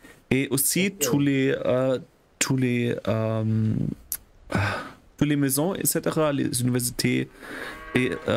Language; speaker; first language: French; non-native, learner; German